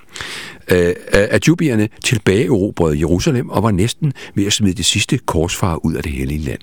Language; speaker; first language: Danish; native; Danish